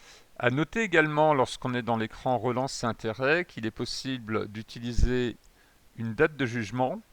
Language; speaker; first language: French; native; French